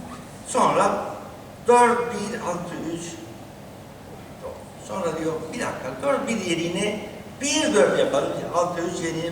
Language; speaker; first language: Turkish; non-native, learner; Spanish